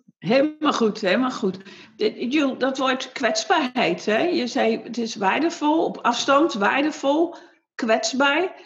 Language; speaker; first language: Dutch; native; Dutch